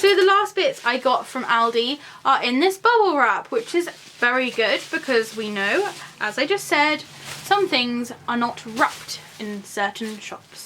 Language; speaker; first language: English; native; English